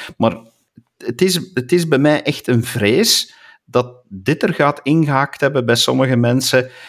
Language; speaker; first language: Dutch; native; Dutch